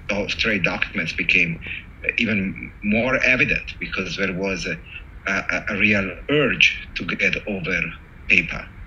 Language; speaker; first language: English; non-native, fluent; Italian